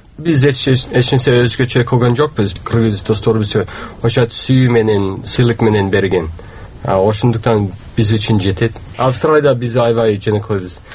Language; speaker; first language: Kyrgyz; non-native, fluent; English